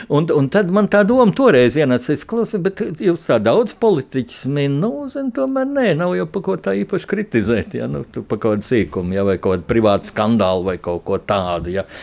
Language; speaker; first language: Latvian; native; Latvian